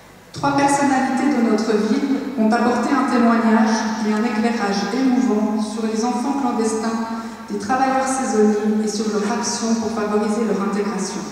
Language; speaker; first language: French; native; French